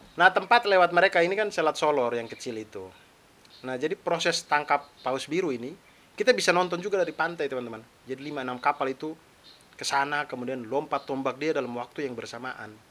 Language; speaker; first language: Indonesian; non-native, local second language; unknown